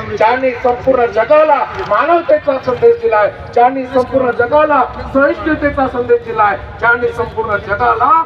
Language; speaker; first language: Marathi; non-native, local second language; Lambadi